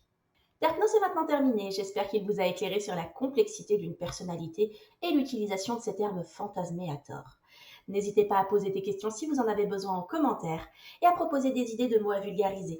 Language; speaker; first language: French; native; French